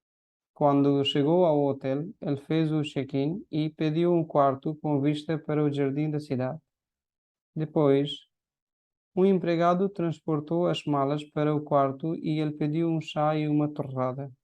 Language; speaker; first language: Portuguese; non-native, fluent; Hindi